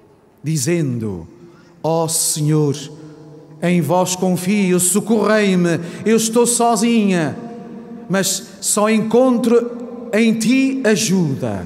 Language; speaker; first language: Portuguese; native; Portuguese